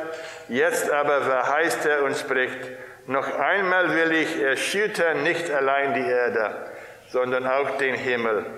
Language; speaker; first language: German; non-native, fluent; English